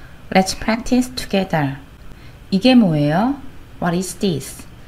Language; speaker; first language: English; non-native, fluent; Korean